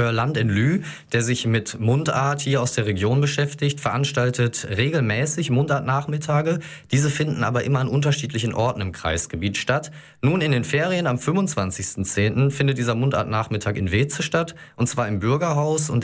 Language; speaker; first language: German; native; German